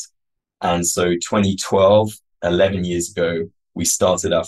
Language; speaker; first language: English; native; English